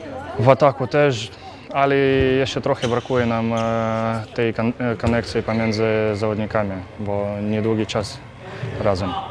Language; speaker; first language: Polish; non-native, fluent; Russian